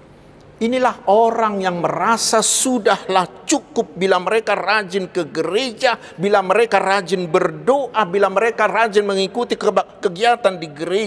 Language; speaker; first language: Indonesian; non-native, local second language; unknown